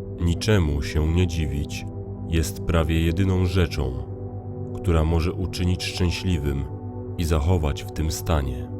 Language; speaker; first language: Polish; native; Polish